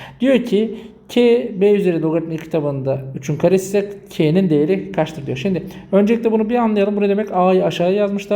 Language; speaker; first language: Turkish; native; Turkish